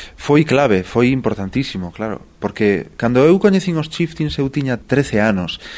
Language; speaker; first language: Galician; native; Galician